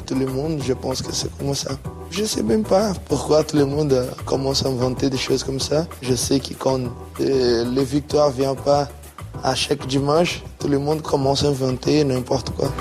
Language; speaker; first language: French; non-native, fluent; Portuguese